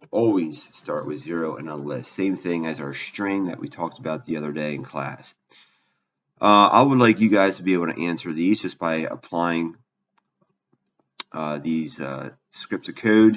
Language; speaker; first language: English; native; English